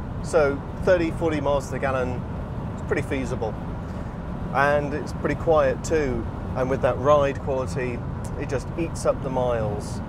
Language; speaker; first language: English; native; English